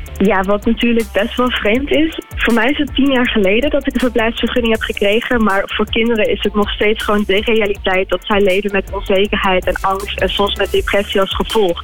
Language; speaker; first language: Dutch; early bilingual, other home language; Arabic